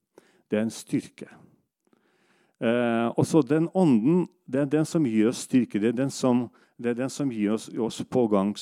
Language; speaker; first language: Norwegian; non-native, fluent; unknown